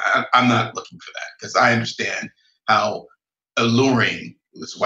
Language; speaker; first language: English; native; English